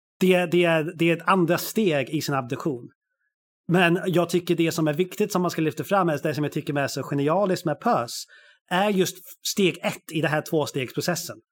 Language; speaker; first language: Swedish; non-native, fluent; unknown